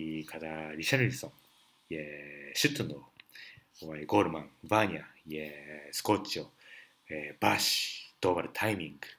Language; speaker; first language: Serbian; non-native, learner; Japanese